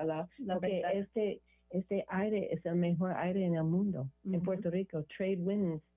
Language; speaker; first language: Spanish; non-native, learner; English